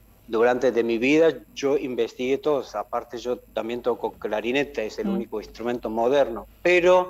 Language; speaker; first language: Spanish; non-native, fluent; Armenian